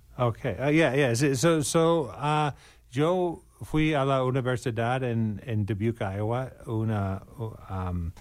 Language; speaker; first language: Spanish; non-native, learner; English